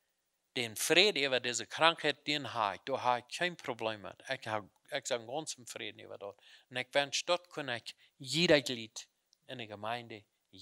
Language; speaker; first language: German; non-native, learner; Plautdietsch